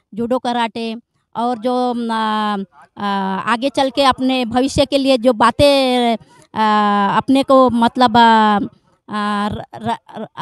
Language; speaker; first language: Hindi; non-native, local second language; Marathi